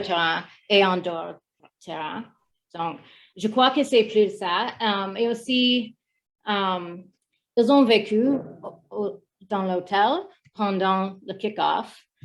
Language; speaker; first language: French; non-native, learner; English